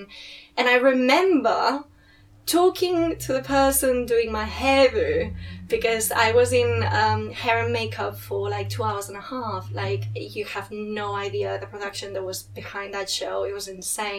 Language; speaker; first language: English; non-native, fluent; Spanish